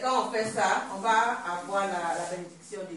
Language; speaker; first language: French; non-native, learner; Swahili